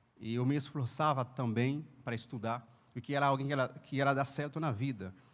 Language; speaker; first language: Portuguese; non-native, fluent; Haitian Creole